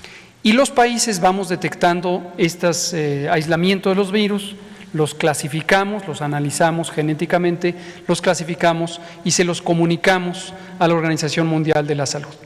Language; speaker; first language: Spanish; native; Spanish